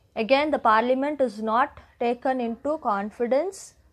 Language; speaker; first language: English; non-native, local second language; Tamil